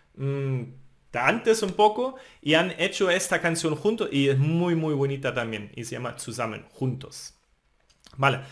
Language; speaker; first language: Spanish; non-native, fluent; German